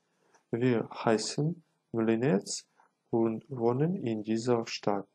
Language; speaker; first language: German; non-native, fluent; Ukrainian